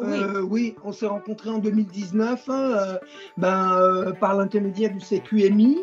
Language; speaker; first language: French; native; French